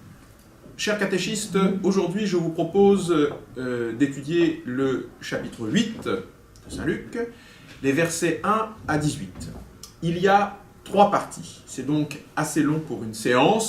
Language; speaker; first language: French; native; French